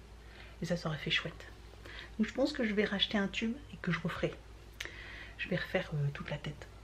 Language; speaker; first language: French; native; French